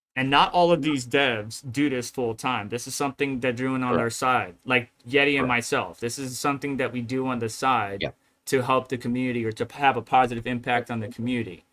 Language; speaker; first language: English; native; English